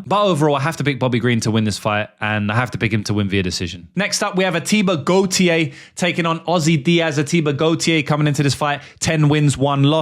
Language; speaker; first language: English; native; English